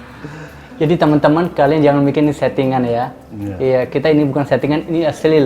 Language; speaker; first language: Indonesian; native; Indonesian